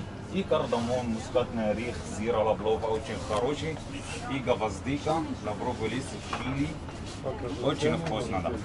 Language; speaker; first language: Russian; non-native, learner; Arabic